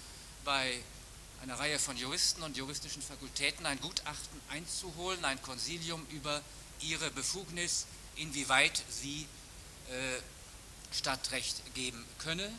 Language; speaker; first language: German; native; German